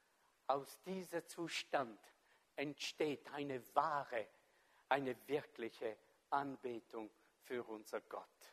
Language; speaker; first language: German; non-native, fluent; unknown